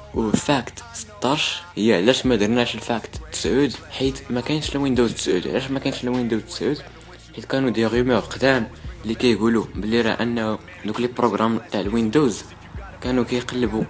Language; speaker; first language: Arabic; native; Arabic